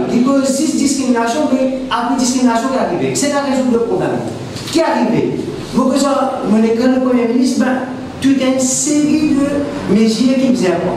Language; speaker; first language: French; non-native, local second language; Morisyen